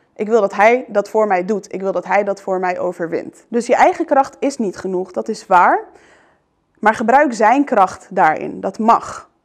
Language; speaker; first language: Dutch; early bilingual, other home language; Arabic